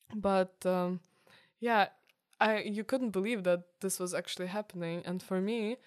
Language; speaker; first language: English; non-native, fluent; Ukrainian